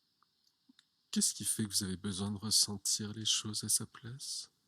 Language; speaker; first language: French; native; French